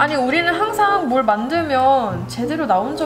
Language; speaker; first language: Korean; early bilingual, heritage; English